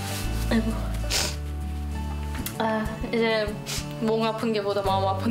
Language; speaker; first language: Korean; non-native, fluent; German